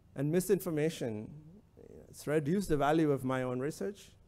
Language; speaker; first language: English; non-native, local second language; Sinhala